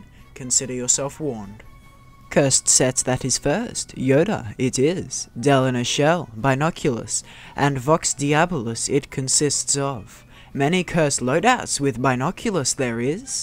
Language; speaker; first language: English; native; English